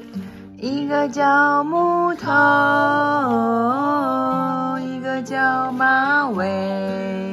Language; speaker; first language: Chinese; native; Chinese